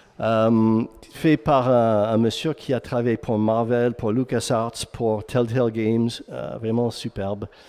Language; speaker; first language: French; non-native, fluent; English